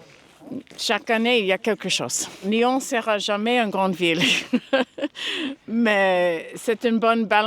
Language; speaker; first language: French; non-native, fluent; English